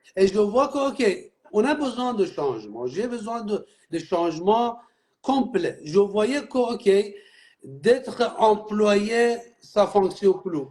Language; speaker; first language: French; non-native, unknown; Persian